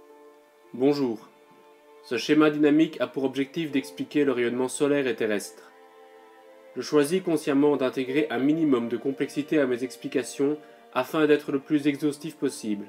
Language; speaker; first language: French; native; French